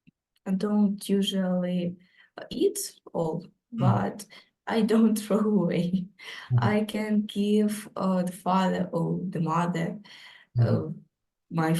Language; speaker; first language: English; non-native, learner; Ukrainian